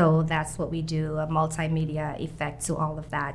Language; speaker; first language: English; native; English